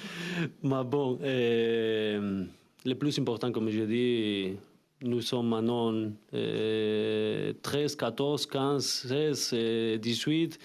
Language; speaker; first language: French; non-native, fluent; Spanish